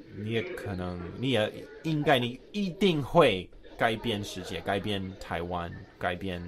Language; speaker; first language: Chinese; non-native, fluent; English